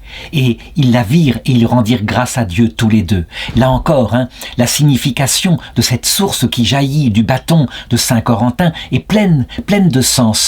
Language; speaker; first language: French; native; French